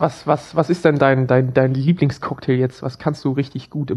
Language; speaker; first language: German; native; German